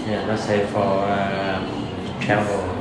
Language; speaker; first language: English; non-native, learner; Vietnamese